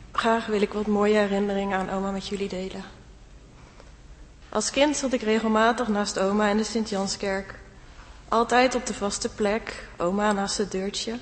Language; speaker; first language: Dutch; native; Dutch